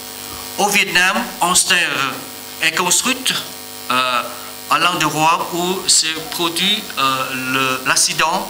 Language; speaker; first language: French; non-native, learner; Vietnamese